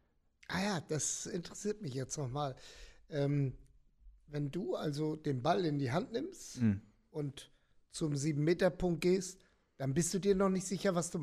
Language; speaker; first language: German; native; German